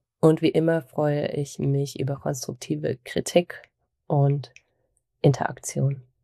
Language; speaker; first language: German; native; German